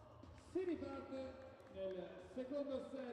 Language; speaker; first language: Italian; native; Italian